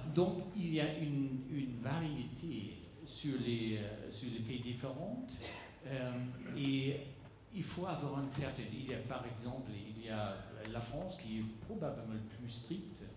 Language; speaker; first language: French; non-native, fluent; German